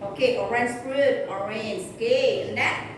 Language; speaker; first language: English; non-native, learner; Indonesian